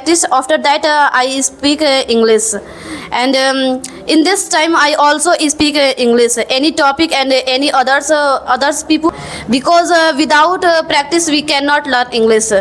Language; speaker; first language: English; non-native, learner; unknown